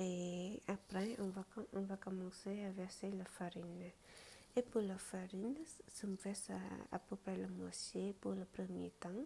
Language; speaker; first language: French; non-native, fluent; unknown